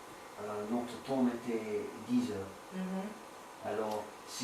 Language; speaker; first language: French; non-native, learner; English